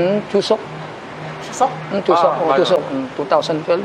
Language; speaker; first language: Korean; non-native, learner; Filipino